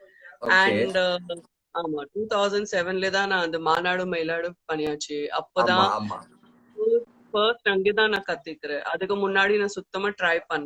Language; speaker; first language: Tamil; non-native, fluent; Gujarati